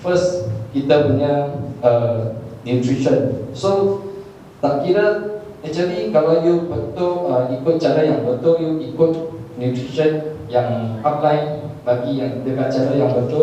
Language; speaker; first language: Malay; non-native, local second language; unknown